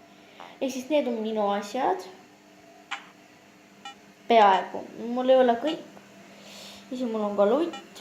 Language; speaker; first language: Estonian; non-native, local second language; Russian